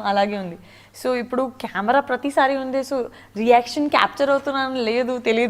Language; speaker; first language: Telugu; non-native, learner; Gujarati